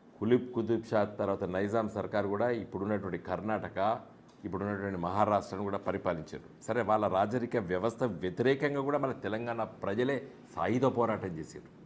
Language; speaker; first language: Telugu; native; Telugu